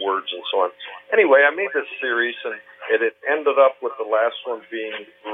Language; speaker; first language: English; native; English